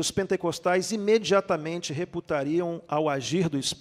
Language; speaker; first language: Portuguese; native; Portuguese